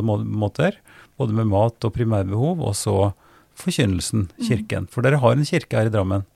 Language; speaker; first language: Norwegian; native; Norwegian